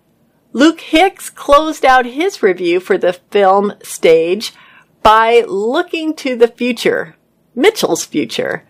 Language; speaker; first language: English; native; English